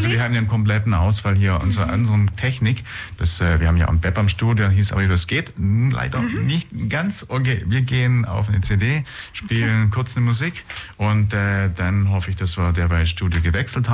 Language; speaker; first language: German; native; German